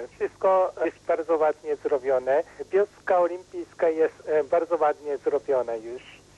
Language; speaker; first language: Polish; non-native, learner; Japanese